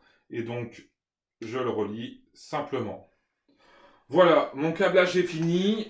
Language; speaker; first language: French; native; French